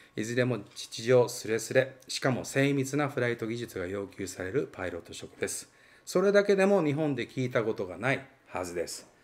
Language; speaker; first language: Japanese; native; Japanese